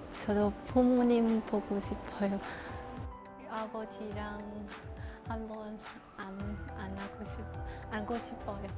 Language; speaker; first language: Korean; non-native, learner; Vietnamese